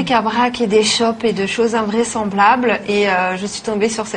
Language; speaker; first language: French; native; French